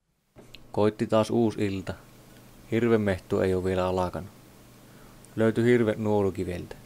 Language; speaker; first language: Finnish; native; Finnish